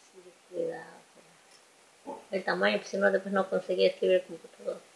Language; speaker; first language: Spanish; non-native, learner; Portuguese